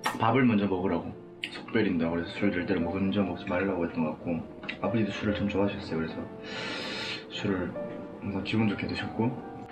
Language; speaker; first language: Korean; native; Korean